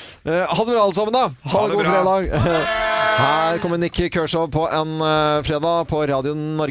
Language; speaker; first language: Norwegian; native; Norwegian